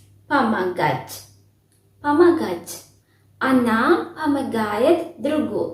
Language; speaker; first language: Russian; non-native, fluent; Sinhala